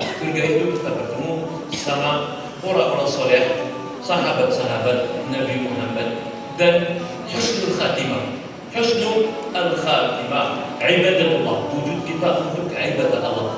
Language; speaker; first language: Indonesian; non-native, learner; Arabic